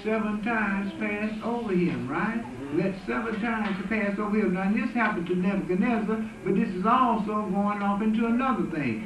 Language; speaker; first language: English; native; English